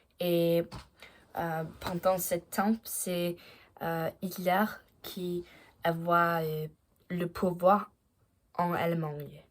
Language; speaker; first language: French; non-native, learner; Danish